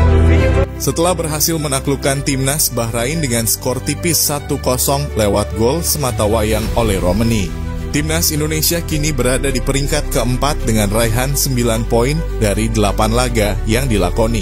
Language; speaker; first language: Indonesian; native; Indonesian